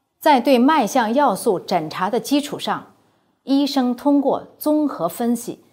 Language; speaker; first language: Chinese; native; Chinese